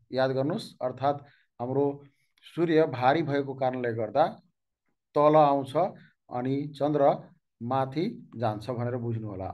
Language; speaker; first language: Nepali; non-native, local second language; Maithili